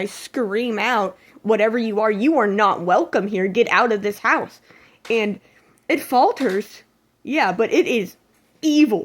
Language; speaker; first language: English; native; English